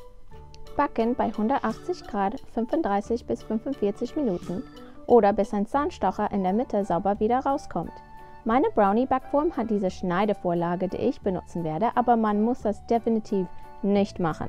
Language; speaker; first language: German; non-native, fluent; English